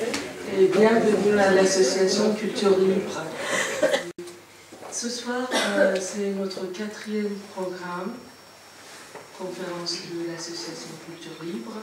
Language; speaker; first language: French; non-native, fluent; Persian